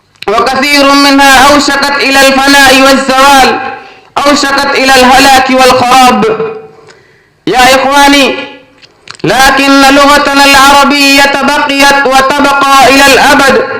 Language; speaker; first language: Arabic; non-native, learner; Urdu